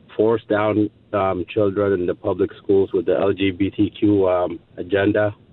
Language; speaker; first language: English; non-native, fluent; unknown